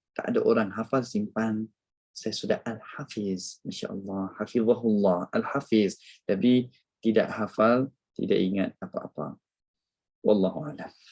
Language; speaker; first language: Malay; non-native, fluent; Arabic